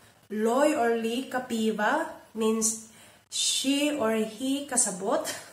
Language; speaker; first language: English; non-native, local second language; Cebuano